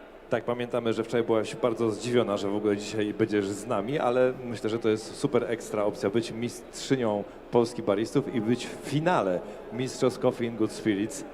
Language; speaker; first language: Polish; native; Polish